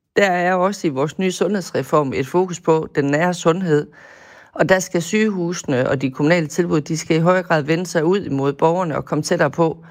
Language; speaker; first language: Danish; native; Danish